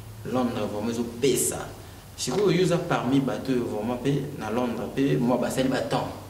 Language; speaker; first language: French; non-native, local second language; Lingala